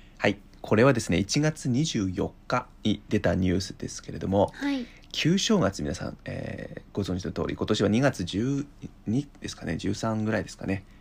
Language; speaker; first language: Japanese; non-native, fluent; Chinese